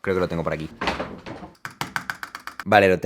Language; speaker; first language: Spanish; native; Spanish